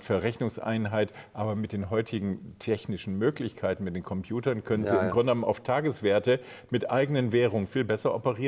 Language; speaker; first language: German; native; German